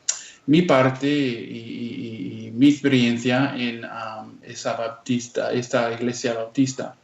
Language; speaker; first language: Spanish; non-native, fluent; English